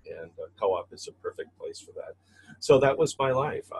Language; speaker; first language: English; native; English